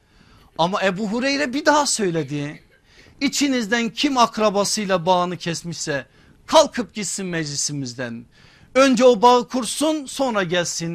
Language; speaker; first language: Turkish; native; Turkish